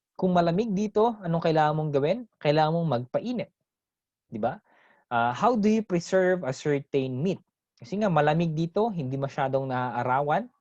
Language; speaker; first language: Filipino; non-native, local second language; Iloko